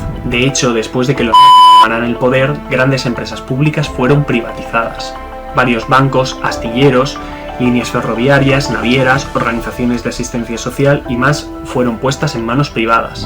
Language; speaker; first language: Spanish; native; Spanish